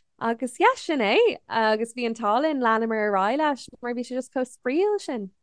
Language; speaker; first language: Irish; non-native, local second language; English